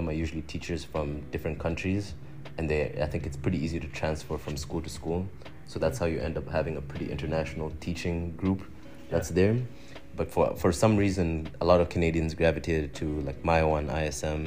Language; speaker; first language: English; non-native, local second language; Swahili